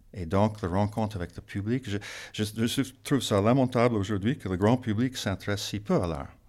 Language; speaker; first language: French; non-native, fluent; English